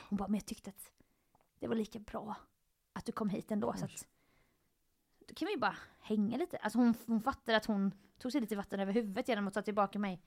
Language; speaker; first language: Swedish; native; Swedish